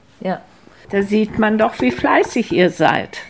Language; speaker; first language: German; native; German